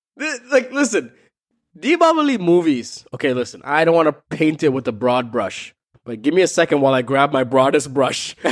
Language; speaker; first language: English; native; English